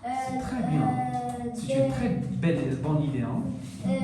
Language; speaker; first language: French; non-native, local second language; Arabic